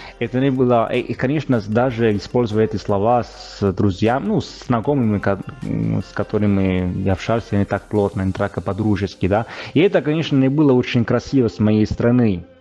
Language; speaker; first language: Russian; non-native, fluent; Italian